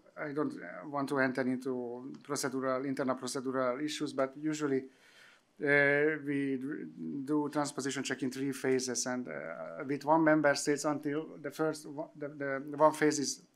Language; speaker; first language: English; non-native, fluent; Hungarian